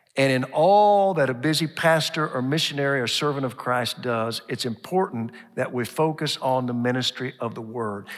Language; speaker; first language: English; native; English